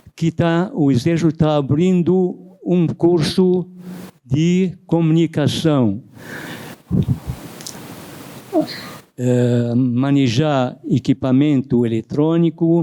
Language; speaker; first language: Portuguese; non-native, fluent; Arabic